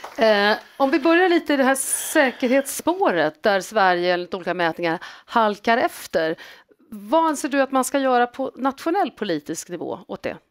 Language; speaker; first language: Swedish; native; Swedish